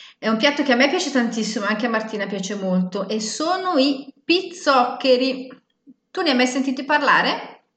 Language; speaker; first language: Italian; native; Italian